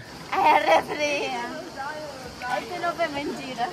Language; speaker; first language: Spanish; non-native, fluent; Ukrainian